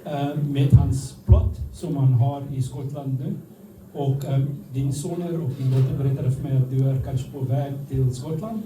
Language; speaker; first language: Swedish; non-native, learner; Afrikaans